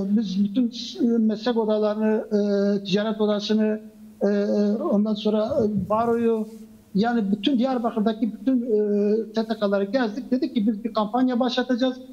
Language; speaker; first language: Turkish; non-native, local second language; Kurdish